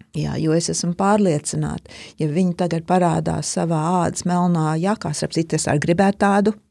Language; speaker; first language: Latvian; early bilingual, heritage; Latvian